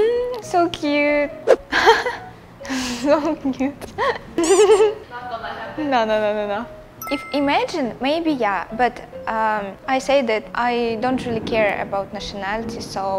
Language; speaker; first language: English; non-native, fluent; Russian